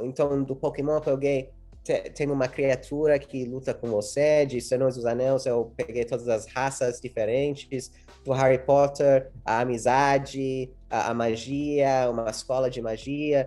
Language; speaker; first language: Portuguese; early bilingual, heritage; English